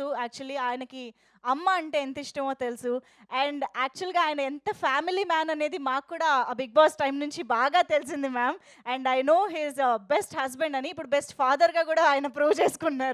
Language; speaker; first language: Telugu; native; Telugu